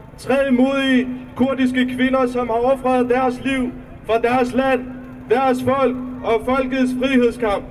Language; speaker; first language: Danish; non-native, fluent; Kurdish